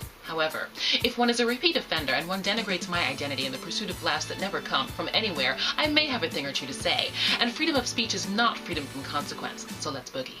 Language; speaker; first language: English; native; English